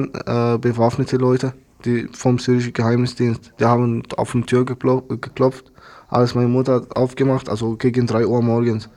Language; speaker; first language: German; non-native, learner; Arabic